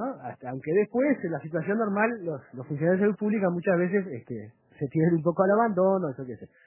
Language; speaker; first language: Spanish; native; Spanish